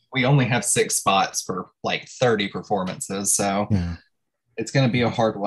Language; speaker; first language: English; native; English